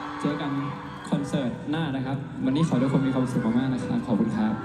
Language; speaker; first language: Thai; native; Thai